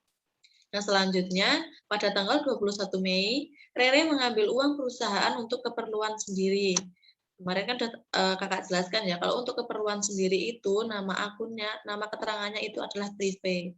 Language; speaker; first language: Indonesian; native; Indonesian